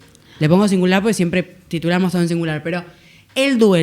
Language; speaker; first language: Spanish; native; Spanish